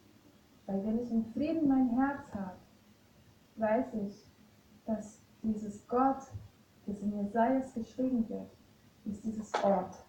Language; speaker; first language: German; non-native, fluent; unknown